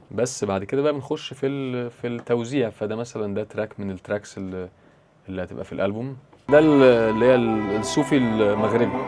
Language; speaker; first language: Arabic; native; Arabic